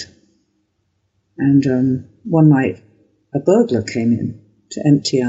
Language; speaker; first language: English; native; English